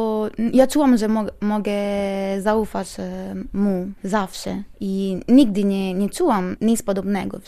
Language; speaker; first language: Polish; non-native, learner; Italian